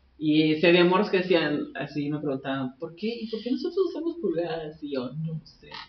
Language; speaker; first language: Spanish; native; Spanish